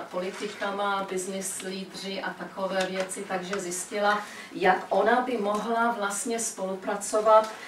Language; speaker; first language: Czech; early bilingual, heritage; Czech